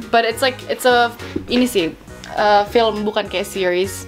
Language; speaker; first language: English; early bilingual, heritage; English